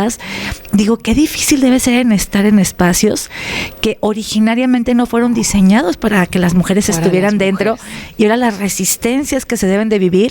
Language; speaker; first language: Spanish; native; Spanish